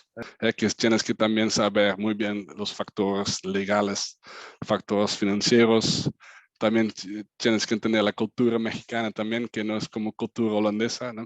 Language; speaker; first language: Spanish; non-native, fluent; Dutch